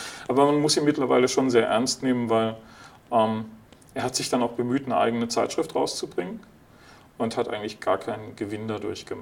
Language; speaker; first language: German; native; German